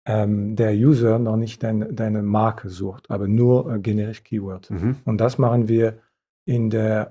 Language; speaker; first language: German; non-native, fluent; French